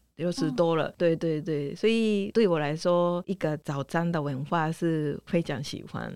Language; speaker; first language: Chinese; non-native, fluent; Japanese